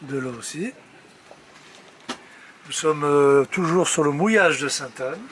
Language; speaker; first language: French; native; French